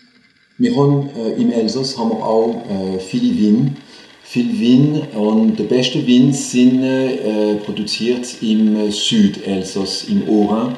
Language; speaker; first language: German; non-native, fluent; French